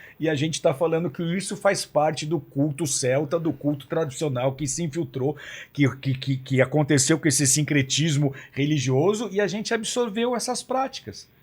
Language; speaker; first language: Portuguese; native; Portuguese